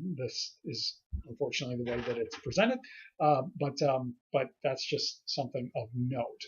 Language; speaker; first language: English; native; English